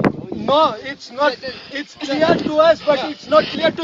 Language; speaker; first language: English; non-native, learner; Hindi